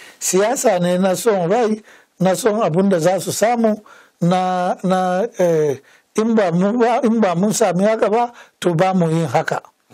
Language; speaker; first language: Hausa; non-native, local second language; Fula